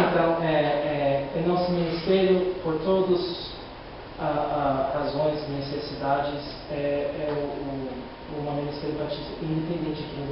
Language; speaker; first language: Portuguese; non-native, learner; English